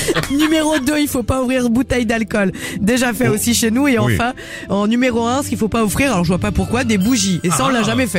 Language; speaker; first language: French; native; French